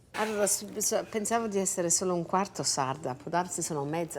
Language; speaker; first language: Italian; early bilingual, heritage; English